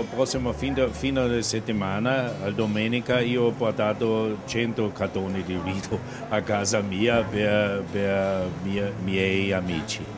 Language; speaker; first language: Italian; non-native, learner; German